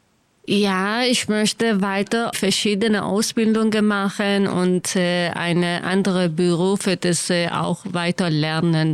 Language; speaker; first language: German; non-native, learner; Kurdish